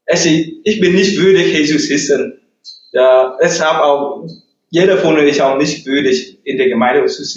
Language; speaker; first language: German; non-native, learner; Vietnamese